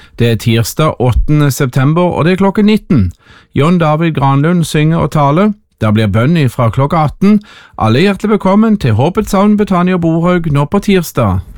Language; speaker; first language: Norwegian; native; Norwegian